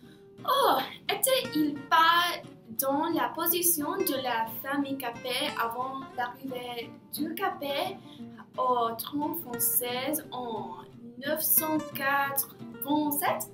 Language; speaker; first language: French; non-native, learner; English